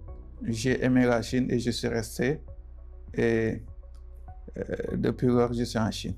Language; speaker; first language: French; non-native, local second language; Wolof